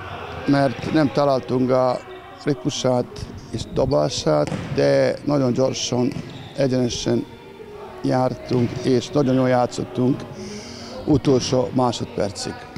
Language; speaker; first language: Hungarian; non-native, learner; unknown